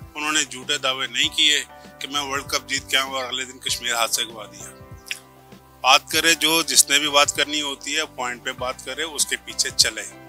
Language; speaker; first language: Urdu; native; Urdu